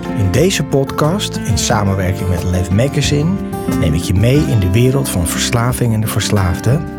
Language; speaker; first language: Dutch; native; Dutch